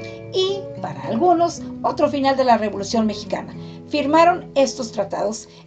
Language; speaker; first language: Spanish; native; Spanish